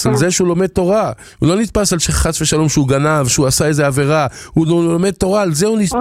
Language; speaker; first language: Hebrew; native; Hebrew